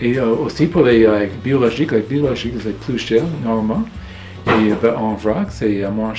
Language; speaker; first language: French; non-native, learner; English